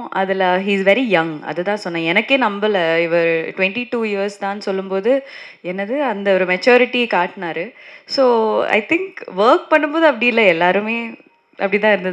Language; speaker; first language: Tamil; non-native, local second language; Malayalam